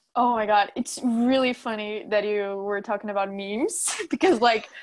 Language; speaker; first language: English; non-native, fluent; Portuguese